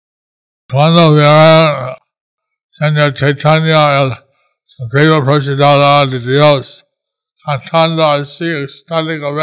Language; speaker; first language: Spanish; non-native, learner; English